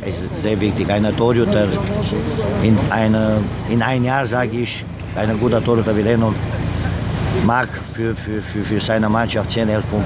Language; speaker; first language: German; non-native, fluent; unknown